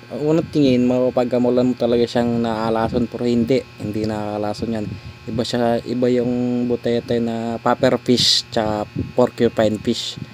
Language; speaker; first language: Filipino; non-native, local second language; Cebuano